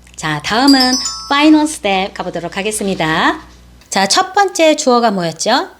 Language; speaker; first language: Korean; native; Korean